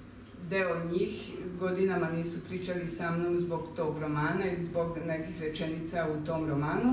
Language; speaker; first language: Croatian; non-native, local second language; Hungarian